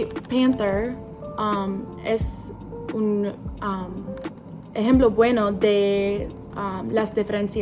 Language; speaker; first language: Spanish; non-native, learner; English